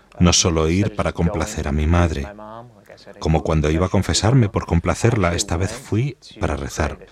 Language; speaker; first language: Spanish; non-native, fluent; English